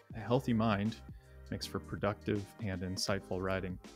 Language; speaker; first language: English; native; English